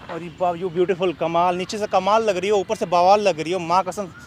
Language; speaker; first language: Hindi; native; Hindi